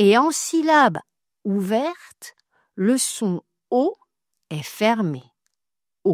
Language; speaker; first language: French; native; French